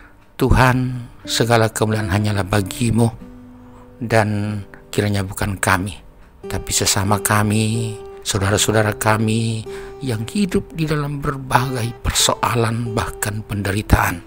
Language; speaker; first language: Indonesian; native; Indonesian